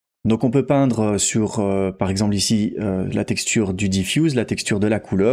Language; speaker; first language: French; native; French